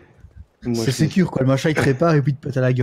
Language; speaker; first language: French; native; French